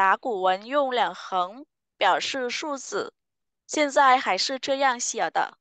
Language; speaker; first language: Chinese; non-native, fluent; Vietnamese